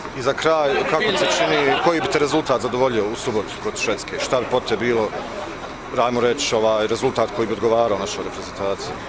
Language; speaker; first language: Bosnian; native; Bosnian